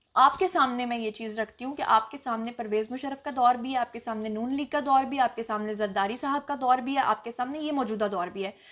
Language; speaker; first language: Urdu; non-native, local second language; Punjabi